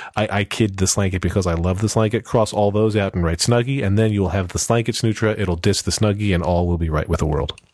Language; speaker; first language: English; native; English